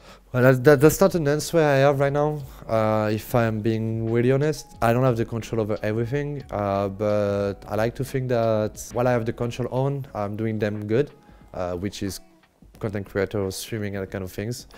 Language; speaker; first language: English; non-native, fluent; French